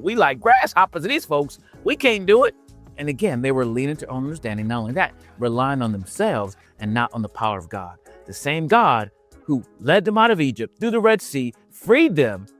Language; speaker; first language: English; native; English